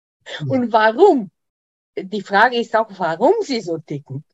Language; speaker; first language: German; non-native, fluent; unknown